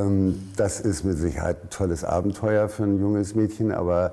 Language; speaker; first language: German; native; German